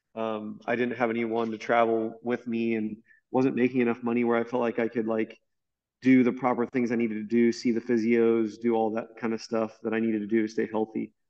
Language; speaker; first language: English; native; English